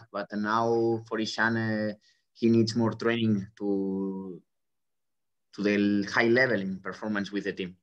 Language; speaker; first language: English; non-native, fluent; Spanish